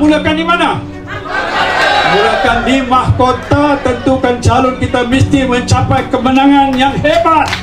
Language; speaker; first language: Malay; native; Malay